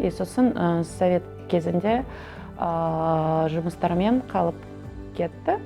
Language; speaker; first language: Kazakh; early bilingual, heritage; Kazakh